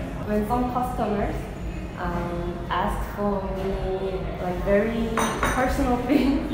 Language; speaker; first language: English; non-native, learner; Korean